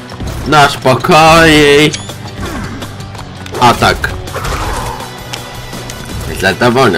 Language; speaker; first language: Polish; non-native, learner; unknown